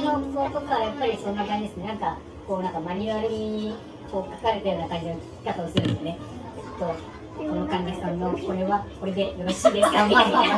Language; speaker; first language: Japanese; native; Japanese